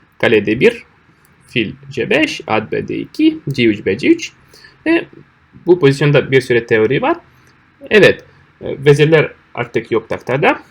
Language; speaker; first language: Turkish; non-native, fluent; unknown